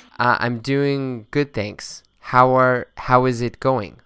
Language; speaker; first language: English; native; English